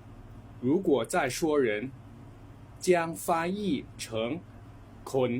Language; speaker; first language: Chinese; non-native, fluent; Lao